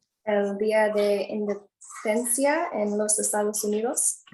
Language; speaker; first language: Spanish; non-native, learner; English